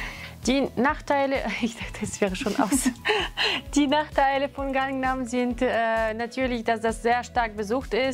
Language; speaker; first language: German; non-native, fluent; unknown